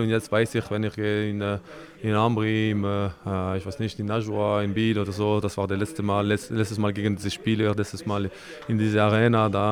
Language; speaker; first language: German; non-native, local second language; French